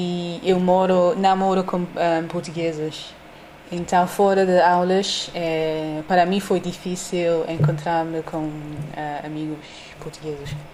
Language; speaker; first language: Portuguese; non-native, learner; English